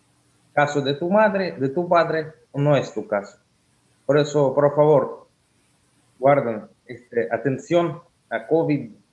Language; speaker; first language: Spanish; non-native, learner; Russian